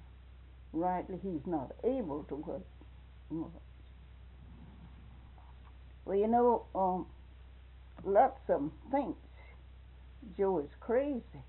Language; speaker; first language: English; native; English